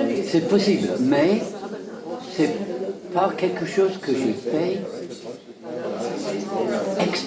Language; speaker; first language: French; non-native, fluent; English